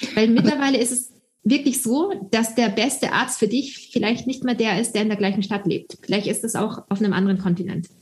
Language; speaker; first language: German; early bilingual, other home language; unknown